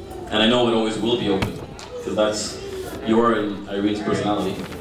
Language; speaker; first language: English; early bilingual, other home language; Greek